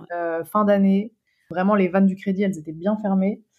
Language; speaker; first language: French; native; French